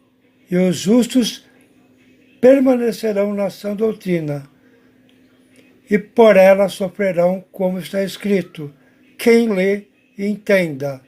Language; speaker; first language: Portuguese; native; Portuguese